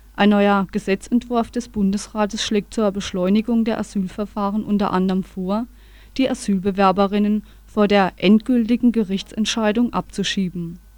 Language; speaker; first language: German; native; German